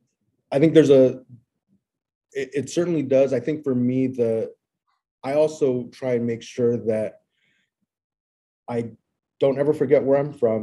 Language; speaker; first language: English; native; English